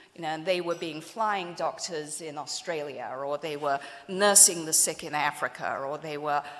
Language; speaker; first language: English; native; English